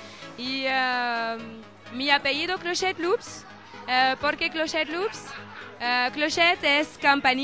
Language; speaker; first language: Spanish; non-native, learner; French